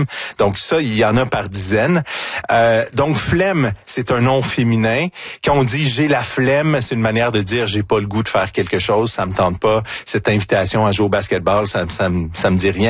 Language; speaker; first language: French; native; French